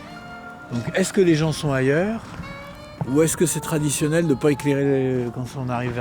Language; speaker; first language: French; native; French